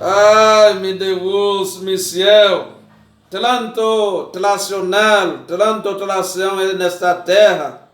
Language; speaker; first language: Portuguese; non-native, learner; Haitian Creole